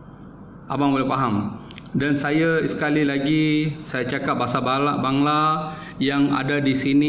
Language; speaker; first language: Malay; non-native, learner; Bangla